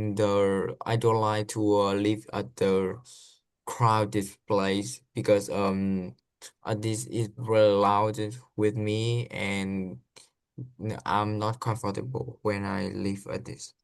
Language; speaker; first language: English; non-native, learner; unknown